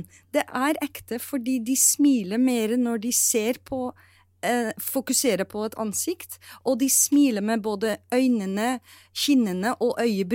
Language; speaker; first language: Norwegian; non-native, fluent; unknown